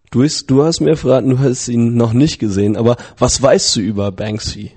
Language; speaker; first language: German; native; German